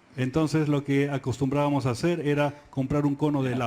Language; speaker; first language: Spanish; native; Spanish